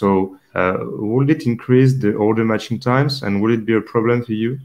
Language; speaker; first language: English; non-native, fluent; French